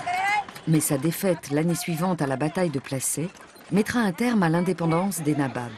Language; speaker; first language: French; native; French